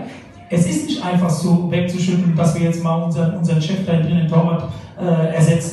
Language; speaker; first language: German; native; German